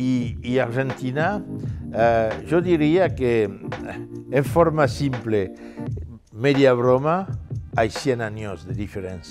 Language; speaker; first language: Spanish; non-native, fluent; French